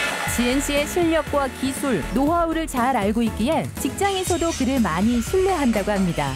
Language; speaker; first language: Korean; native; Korean